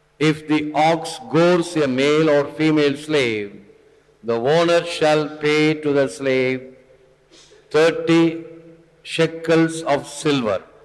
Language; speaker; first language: English; non-native, local second language; Tamil